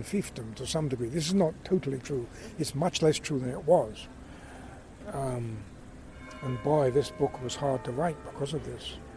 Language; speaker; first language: English; native; English